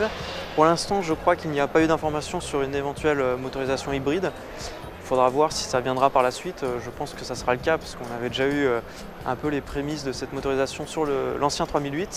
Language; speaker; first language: French; native; French